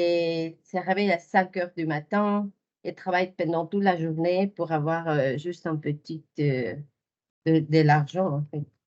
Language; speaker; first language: French; non-native, fluent; Spanish